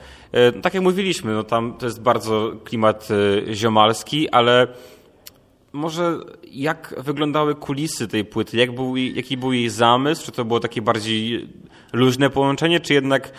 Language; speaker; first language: Polish; native; Polish